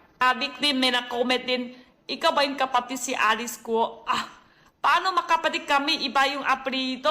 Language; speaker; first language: Filipino; non-native, learner; Chinese